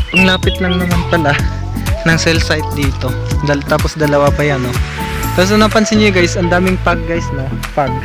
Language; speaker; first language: Filipino; non-native, local second language; Cebuano